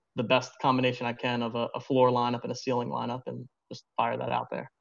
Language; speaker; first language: English; native; English